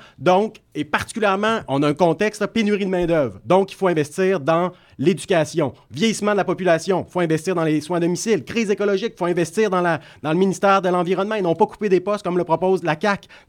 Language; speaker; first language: French; native; French